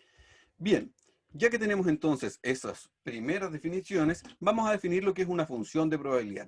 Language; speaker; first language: Spanish; native; Spanish